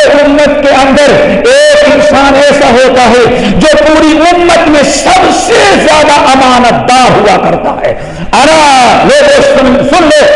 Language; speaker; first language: Urdu; native; Urdu